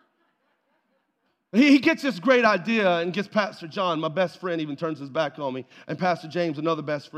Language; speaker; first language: English; native; English